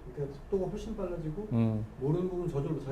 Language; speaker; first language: Korean; native; Korean